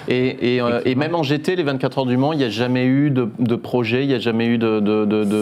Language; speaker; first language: French; native; French